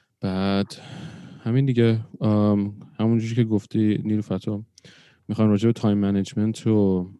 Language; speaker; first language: Persian; early bilingual, other home language; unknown